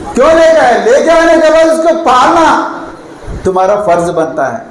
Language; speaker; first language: Hindi; non-native, local second language; Telugu